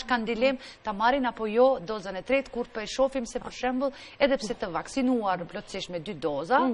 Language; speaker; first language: Albanian; native; Albanian